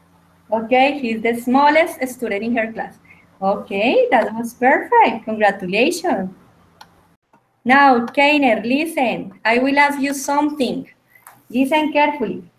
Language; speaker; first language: English; non-native, fluent; Spanish